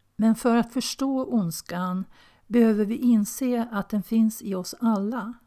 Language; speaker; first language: Swedish; native; Swedish